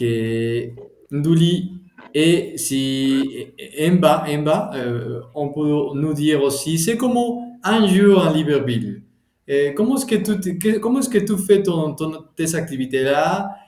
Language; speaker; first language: French; non-native, fluent; Spanish